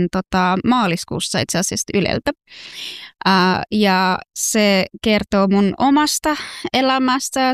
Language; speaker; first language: Finnish; non-native, fluent; Persian